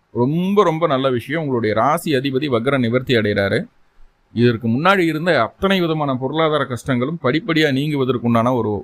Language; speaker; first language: Tamil; native; Tamil